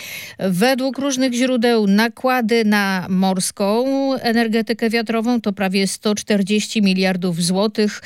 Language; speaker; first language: Polish; native; Polish